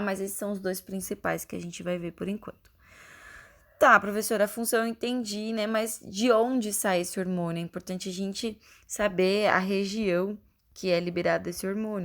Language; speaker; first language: Portuguese; native; Portuguese